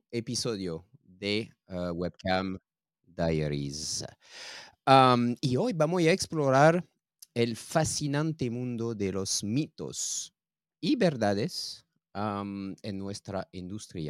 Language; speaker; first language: Spanish; non-native, learner; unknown